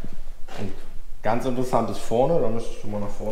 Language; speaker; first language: German; native; German